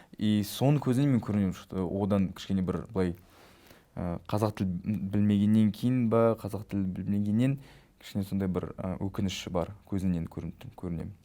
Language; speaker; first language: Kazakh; native; Kazakh